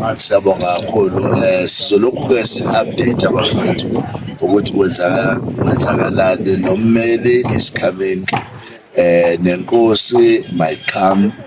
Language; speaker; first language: Zulu; native; Zulu